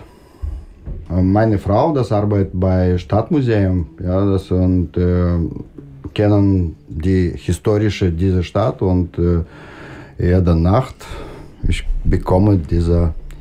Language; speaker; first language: German; non-native, learner; Russian